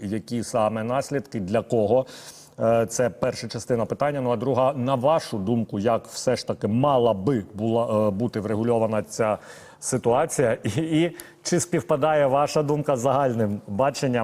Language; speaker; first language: Ukrainian; native; Ukrainian